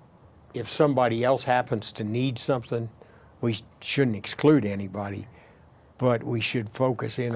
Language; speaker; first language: English; native; English